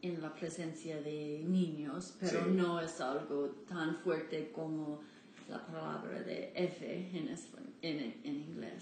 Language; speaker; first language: Spanish; non-native, learner; English